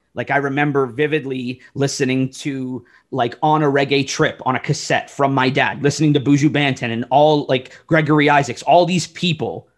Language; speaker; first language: English; native; English